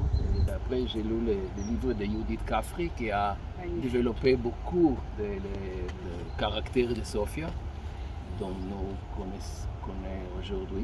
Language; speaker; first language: French; non-native, fluent; Hebrew